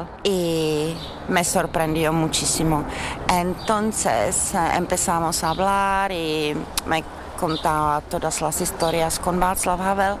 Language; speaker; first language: Spanish; non-native, fluent; Czech